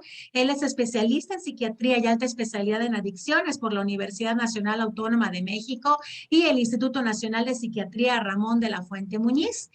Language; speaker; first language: Spanish; native; Spanish